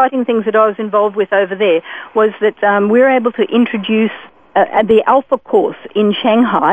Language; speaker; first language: English; native; English